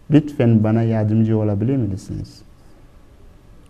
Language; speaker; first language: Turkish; non-native, learner; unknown